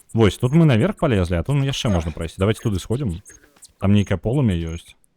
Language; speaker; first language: Belarusian; non-native, local second language; Russian